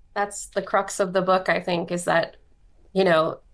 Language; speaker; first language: English; native; English